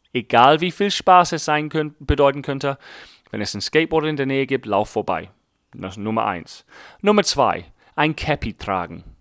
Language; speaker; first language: German; non-native, fluent; English